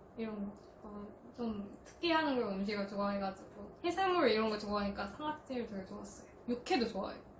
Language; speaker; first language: Korean; non-native, fluent; Chinese